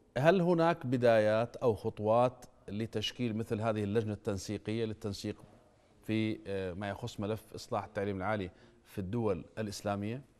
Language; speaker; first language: Arabic; native; Arabic